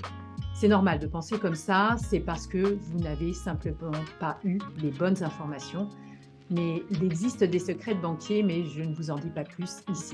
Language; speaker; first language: French; native; French